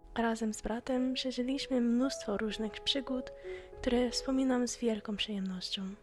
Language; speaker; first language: Polish; non-native, fluent; English